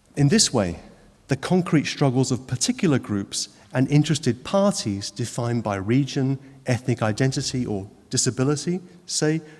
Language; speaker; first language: English; native; English